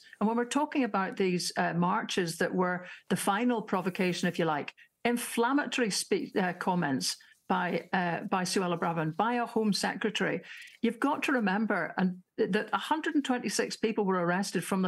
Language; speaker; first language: English; native; English